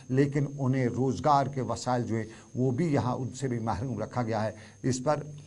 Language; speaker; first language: Urdu; non-native, local second language; Kashmiri